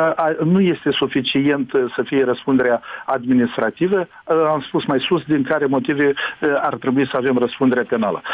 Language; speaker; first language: Romanian; native; Romanian